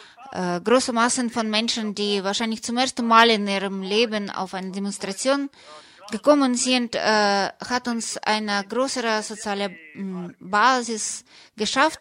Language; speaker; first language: German; non-native, fluent; Russian